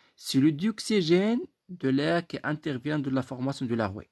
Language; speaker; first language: French; non-native, local second language; Arabic